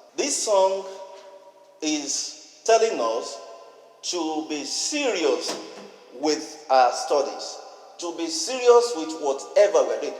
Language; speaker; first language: English; non-native, local second language; Yoruba